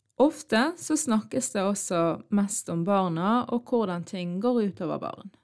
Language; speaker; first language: Norwegian; early bilingual, other home language; Arabic